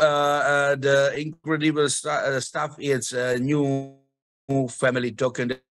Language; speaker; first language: English; non-native, fluent; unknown